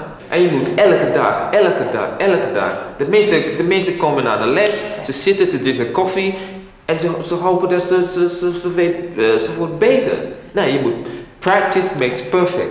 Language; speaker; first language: Dutch; non-native, fluent; English